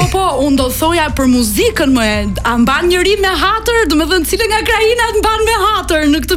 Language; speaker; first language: Albanian; native; Albanian